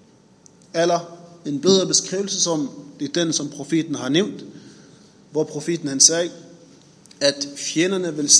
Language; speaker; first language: Danish; non-native, fluent; Arabic